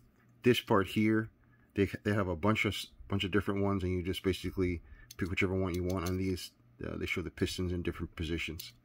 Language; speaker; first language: English; native; English